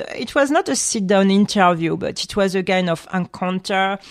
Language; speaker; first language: English; non-native, fluent; French